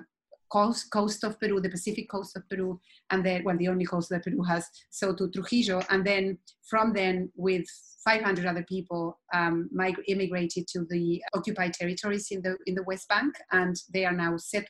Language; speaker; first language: English; non-native, fluent; Spanish